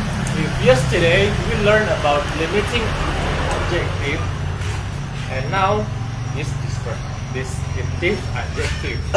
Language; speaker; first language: English; non-native, learner; Indonesian